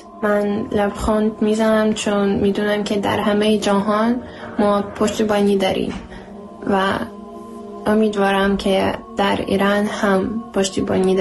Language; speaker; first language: Persian; non-native, learner; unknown